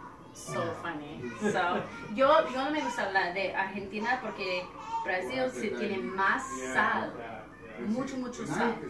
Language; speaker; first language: Spanish; early bilingual, heritage; Spanish